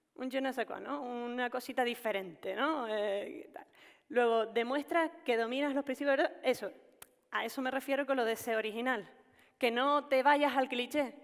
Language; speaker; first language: Spanish; native; Spanish